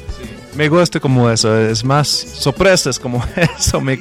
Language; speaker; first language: Spanish; non-native, learner; English